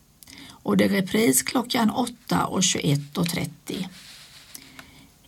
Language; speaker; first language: Swedish; native; Swedish